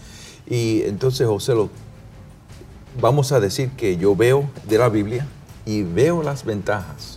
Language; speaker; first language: Spanish; non-native, fluent; English